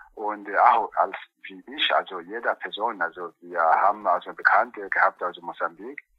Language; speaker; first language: German; non-native, learner; Portuguese